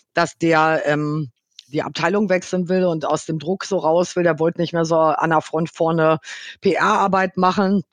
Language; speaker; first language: German; native; German